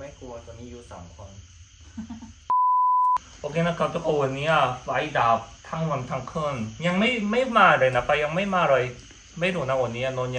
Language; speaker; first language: Thai; non-native, fluent; Korean